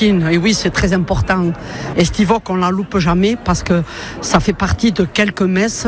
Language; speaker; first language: French; non-native, local second language; Occitan